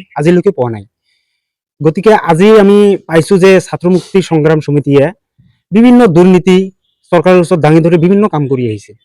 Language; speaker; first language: Assamese; non-native, local second language; Bangla